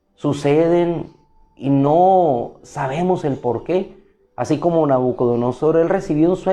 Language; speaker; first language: Spanish; native; Spanish